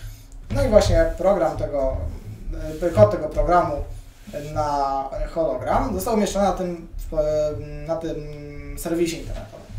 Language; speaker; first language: Polish; native; Polish